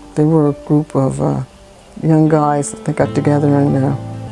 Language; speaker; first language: English; native; English